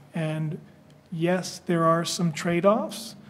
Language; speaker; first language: English; native; English